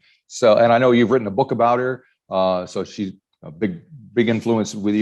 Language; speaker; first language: English; native; English